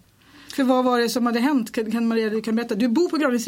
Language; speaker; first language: Swedish; native; Swedish